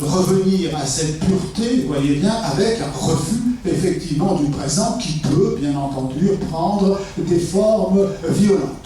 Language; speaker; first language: French; native; French